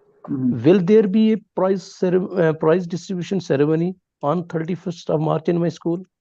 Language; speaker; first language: English; non-native, learner; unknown